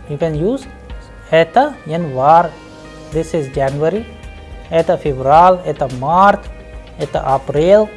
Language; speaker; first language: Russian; non-native, fluent; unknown